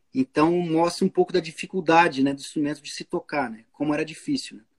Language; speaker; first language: Portuguese; native; Portuguese